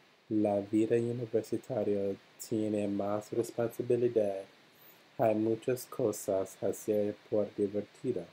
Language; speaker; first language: Spanish; non-native, learner; English